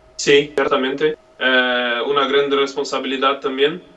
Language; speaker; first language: Spanish; non-native, learner; Portuguese